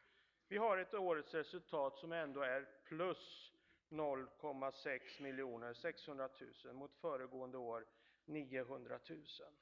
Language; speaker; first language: Swedish; native; Swedish